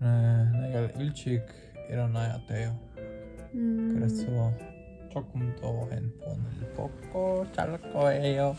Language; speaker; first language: Korean; non-native, learner; Polish